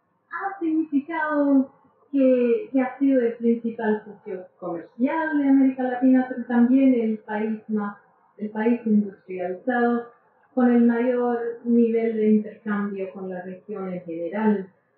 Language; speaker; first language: Spanish; non-native, fluent; English